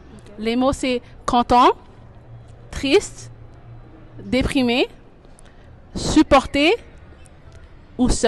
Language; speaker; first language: French; non-native, local second language; English